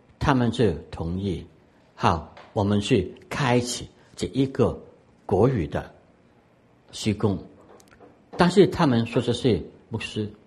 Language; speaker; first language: Chinese; non-native, local second language; Cantonese